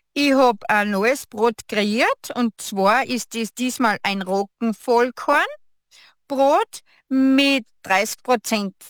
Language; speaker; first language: German; native; German